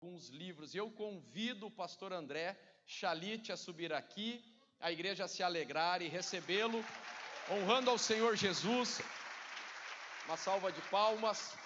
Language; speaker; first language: Portuguese; native; Portuguese